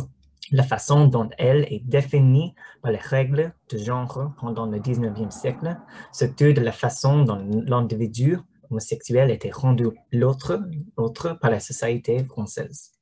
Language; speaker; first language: French; non-native, learner; English